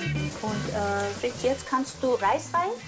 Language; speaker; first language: German; non-native, fluent; Mongolian